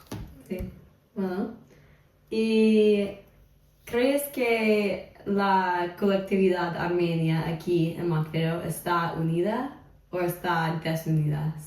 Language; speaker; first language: Spanish; non-native, fluent; English